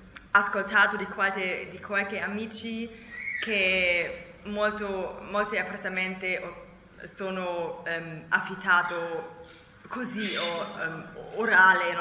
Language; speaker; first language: Italian; non-native, learner; German